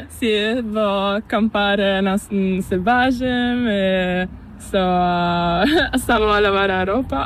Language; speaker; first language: Spanish; non-native, learner; Portuguese